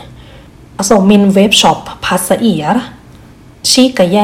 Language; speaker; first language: Swedish; non-native, learner; Thai